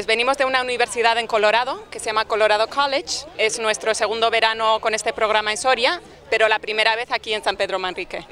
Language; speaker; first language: Spanish; native; Spanish